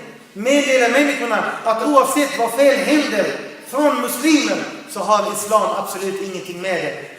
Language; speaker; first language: Swedish; non-native, fluent; Arabic